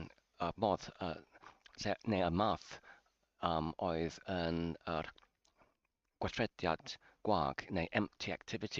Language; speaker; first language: Welsh; non-native, learner; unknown